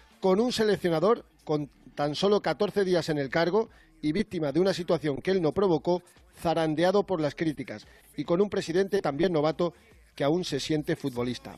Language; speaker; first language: Spanish; native; Spanish